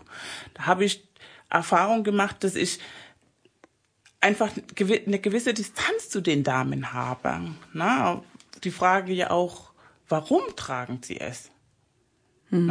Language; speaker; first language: German; early bilingual, other home language; Spanish